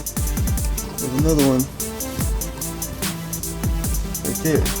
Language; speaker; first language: English; native; English